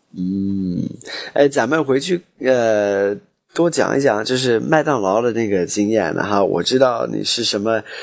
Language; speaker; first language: Chinese; non-native, fluent; English